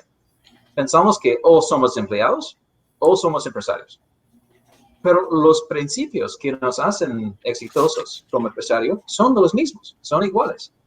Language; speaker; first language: Spanish; non-native, fluent; English